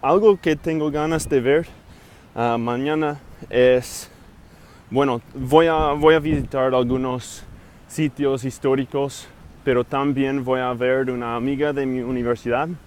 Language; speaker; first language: Spanish; non-native, fluent; English